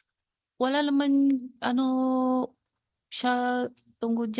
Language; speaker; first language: Filipino; non-native, learner; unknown